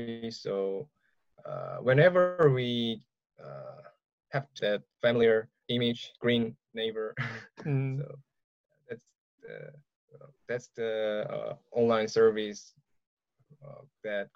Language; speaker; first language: English; non-native, learner; Korean